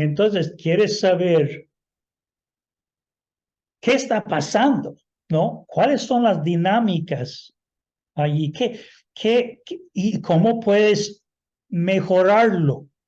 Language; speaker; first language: Spanish; non-native, fluent; English